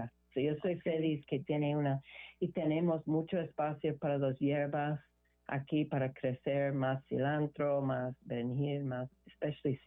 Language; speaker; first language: Spanish; non-native, learner; English